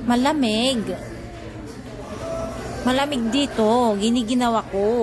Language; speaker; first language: Filipino; non-native, fluent; Korean